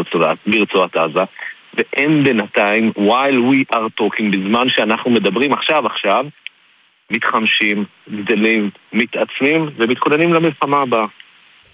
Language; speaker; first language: Hebrew; native; Hebrew